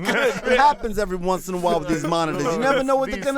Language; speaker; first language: English; native; English